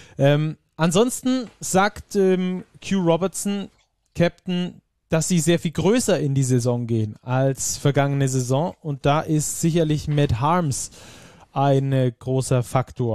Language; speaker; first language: German; native; German